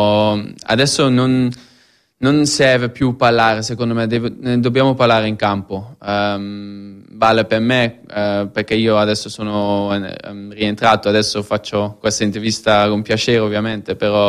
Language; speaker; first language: Italian; non-native, fluent; Dutch